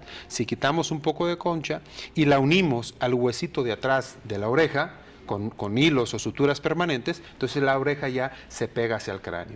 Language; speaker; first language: Spanish; native; Spanish